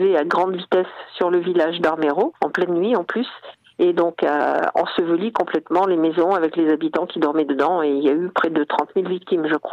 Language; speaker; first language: French; native; French